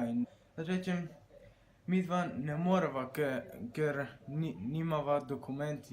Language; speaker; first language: Slovenian; non-native, learner; Persian